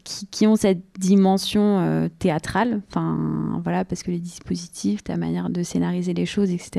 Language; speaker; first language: French; native; French